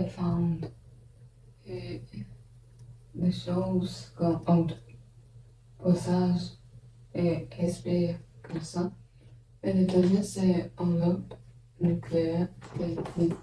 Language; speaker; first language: French; non-native, learner; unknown